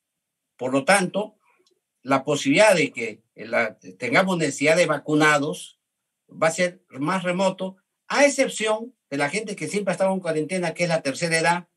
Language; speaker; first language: Spanish; native; Spanish